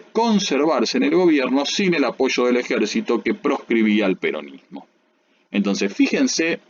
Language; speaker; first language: Spanish; native; Spanish